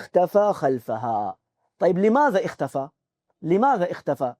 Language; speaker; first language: Arabic; non-native, fluent; Urdu